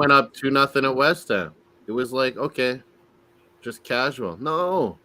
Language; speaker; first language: English; native; English